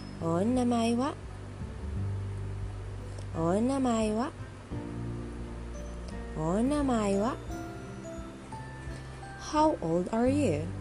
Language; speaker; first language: Japanese; non-native, learner; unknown